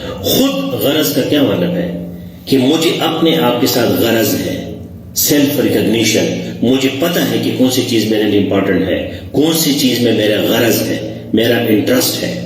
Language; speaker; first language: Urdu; non-native, local second language; Pashto